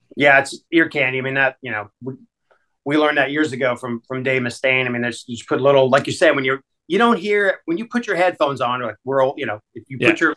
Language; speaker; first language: English; native; English